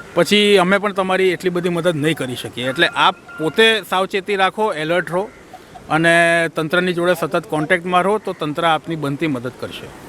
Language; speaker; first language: Gujarati; native; Gujarati